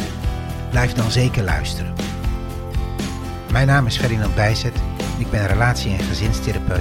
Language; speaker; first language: Dutch; native; Dutch